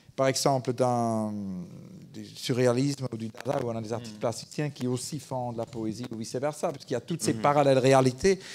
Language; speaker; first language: French; native; French